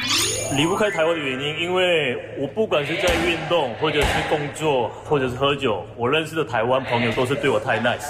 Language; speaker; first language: Chinese; non-native, fluent; Korean